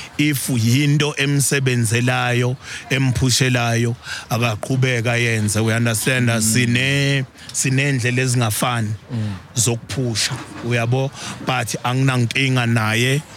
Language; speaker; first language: Zulu; native; Zulu